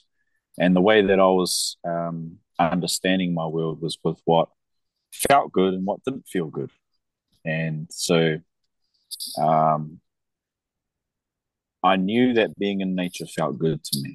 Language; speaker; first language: English; native; English